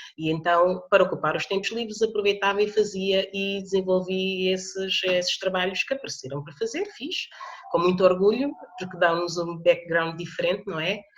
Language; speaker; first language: Portuguese; early bilingual, other home language; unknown